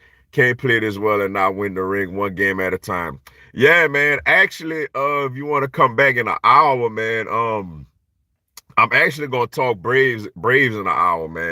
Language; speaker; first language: English; native; English